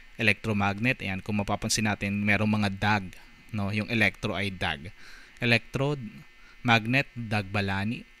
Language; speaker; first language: Filipino; native; Filipino